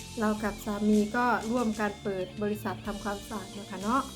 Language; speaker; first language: Thai; non-native, local second language; Northeastern Thai